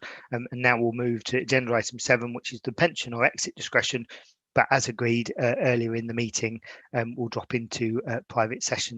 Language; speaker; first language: English; native; English